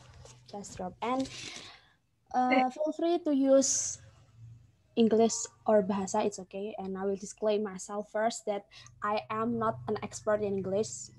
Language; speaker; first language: English; non-native, fluent; Indonesian